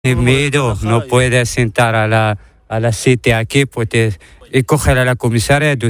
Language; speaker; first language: Spanish; non-native, learner; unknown